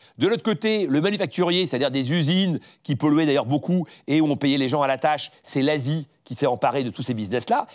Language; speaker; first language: French; native; French